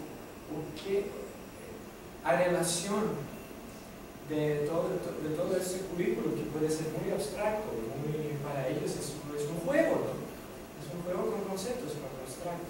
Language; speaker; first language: Portuguese; non-native, learner; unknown